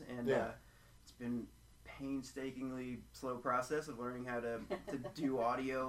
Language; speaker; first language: English; native; English